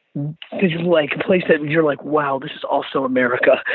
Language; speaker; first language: English; native; English